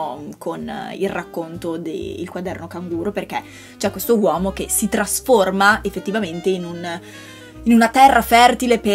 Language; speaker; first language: Italian; native; Italian